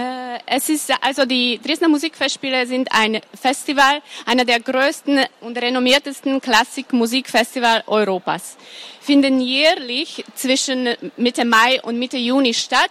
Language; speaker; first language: German; non-native, fluent; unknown